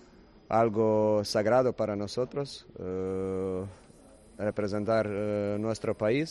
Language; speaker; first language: Spanish; non-native, fluent; Croatian